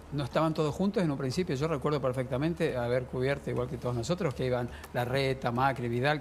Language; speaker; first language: Spanish; native; Spanish